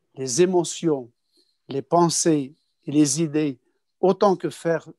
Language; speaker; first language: French; non-native, local second language; Kabyle